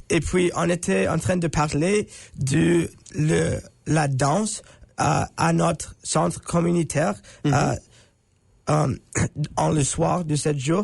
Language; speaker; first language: French; non-native, learner; English